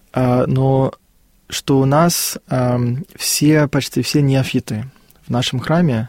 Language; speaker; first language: Russian; non-native, fluent; Afrikaans